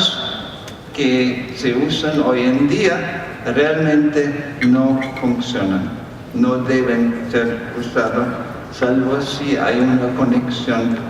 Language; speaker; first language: Spanish; non-native, fluent; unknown